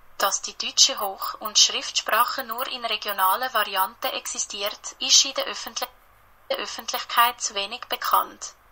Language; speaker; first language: German; native; German